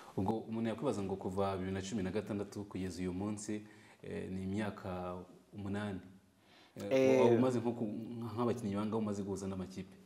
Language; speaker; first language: Kinyarwanda; native; Kinyarwanda